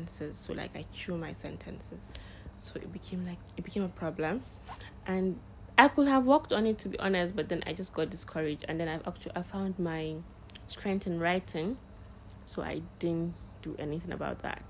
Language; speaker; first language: English; non-native, local second language; Hausa